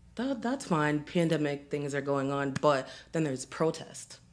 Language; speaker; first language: English; native; English